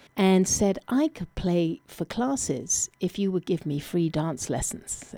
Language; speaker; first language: English; native; English